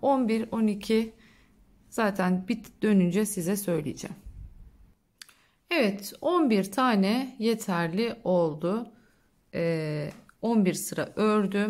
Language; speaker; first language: Turkish; native; Turkish